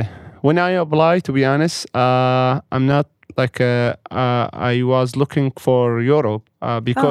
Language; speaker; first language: English; non-native, learner; Arabic